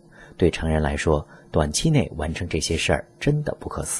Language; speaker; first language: Chinese; native; Chinese